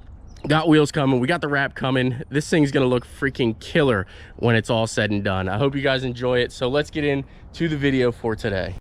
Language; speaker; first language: English; native; English